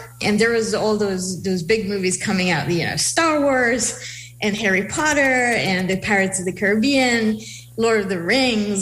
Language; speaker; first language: English; non-native, fluent; Hebrew